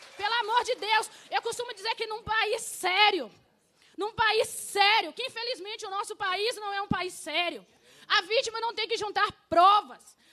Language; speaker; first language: Portuguese; native; Portuguese